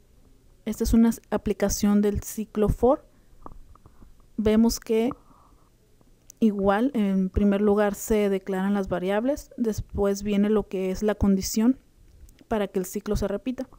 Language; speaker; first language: Spanish; native; Spanish